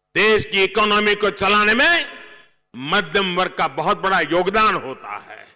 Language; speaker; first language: Hindi; non-native, local second language; Gujarati